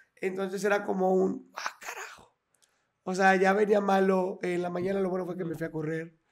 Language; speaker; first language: Spanish; native; Spanish